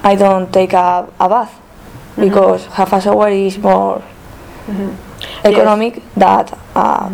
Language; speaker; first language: English; non-native, learner; Spanish